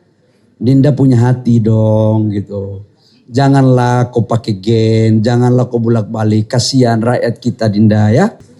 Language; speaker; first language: Indonesian; native; Indonesian